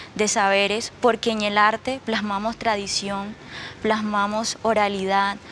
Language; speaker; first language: Spanish; native; Spanish